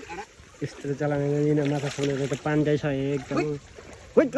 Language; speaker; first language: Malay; non-native, learner; Nepali